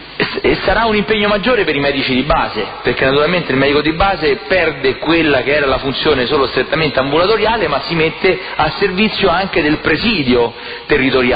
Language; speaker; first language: Italian; native; Italian